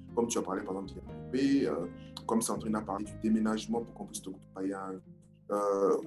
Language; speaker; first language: French; non-native, local second language; Lingala